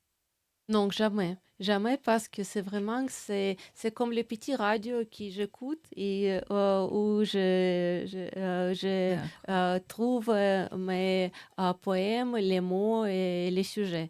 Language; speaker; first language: French; non-native, fluent; Russian